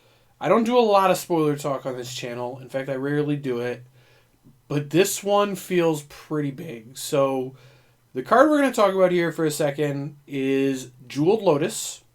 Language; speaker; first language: English; native; English